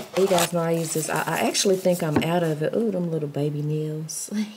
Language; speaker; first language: English; native; English